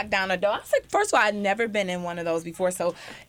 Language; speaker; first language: English; native; English